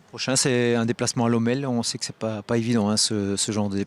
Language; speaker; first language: French; native; French